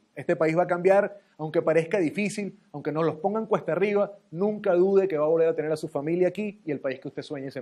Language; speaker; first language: Spanish; native; Spanish